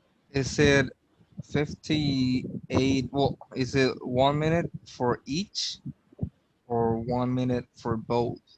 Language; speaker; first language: English; non-native, fluent; Spanish